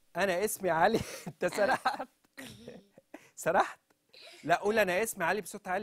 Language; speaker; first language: Arabic; native; Arabic